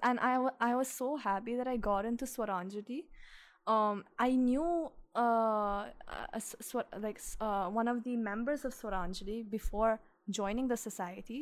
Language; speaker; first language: English; early bilingual, other home language; Russian